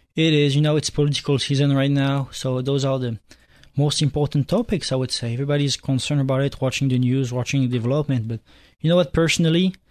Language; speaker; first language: English; non-native, fluent; French